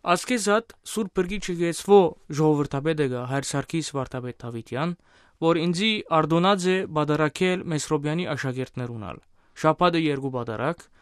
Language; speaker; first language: Armenian; native; Armenian